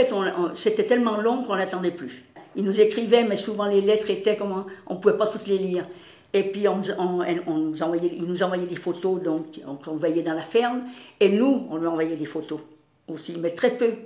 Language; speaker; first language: French; native; French